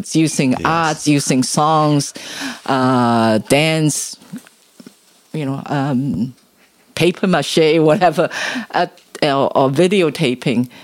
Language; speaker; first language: English; non-native, local second language; Cantonese